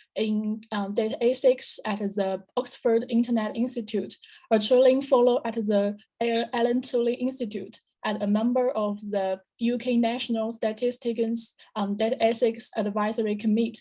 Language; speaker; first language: English; non-native, fluent; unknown